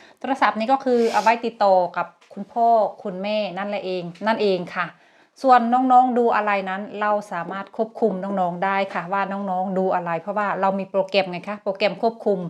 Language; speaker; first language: Thai; native; Thai